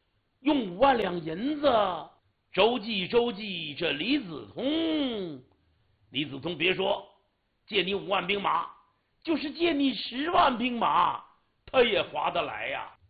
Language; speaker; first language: Chinese; native; Chinese